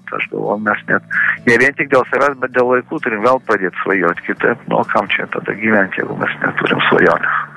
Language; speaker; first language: Lithuanian; early bilingual, heritage; Lithuanian